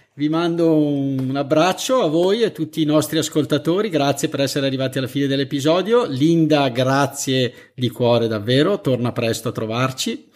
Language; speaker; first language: Italian; native; Italian